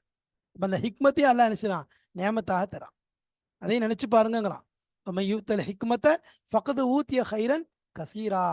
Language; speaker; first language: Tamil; native; Tamil